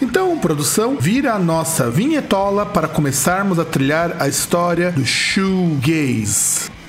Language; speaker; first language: Portuguese; native; Portuguese